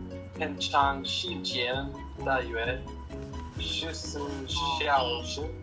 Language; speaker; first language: Chinese; non-native, learner; English